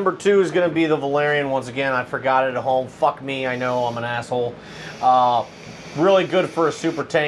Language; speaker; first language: English; native; English